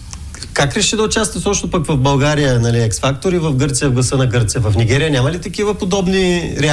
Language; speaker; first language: Bulgarian; native; Bulgarian